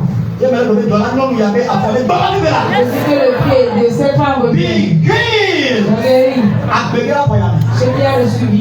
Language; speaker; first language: French; non-native, local second language; Ewe